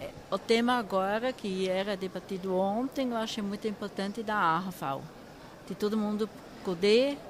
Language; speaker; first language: Portuguese; non-native, fluent; German